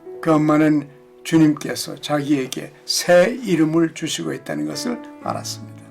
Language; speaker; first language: Korean; native; Korean